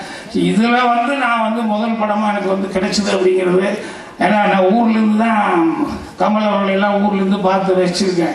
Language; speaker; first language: Tamil; native; Tamil